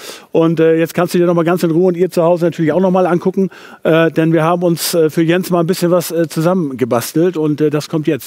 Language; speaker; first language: German; native; German